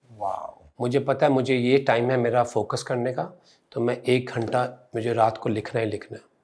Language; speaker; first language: Hindi; non-native, local second language; Punjabi